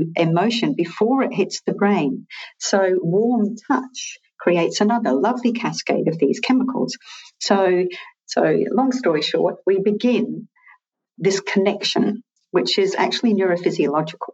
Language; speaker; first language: English; native; English